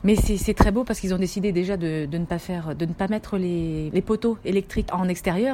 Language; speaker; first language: French; native; French